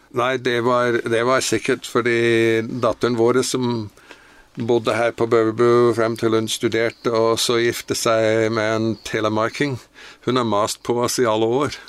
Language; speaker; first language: Norwegian; non-native, fluent; English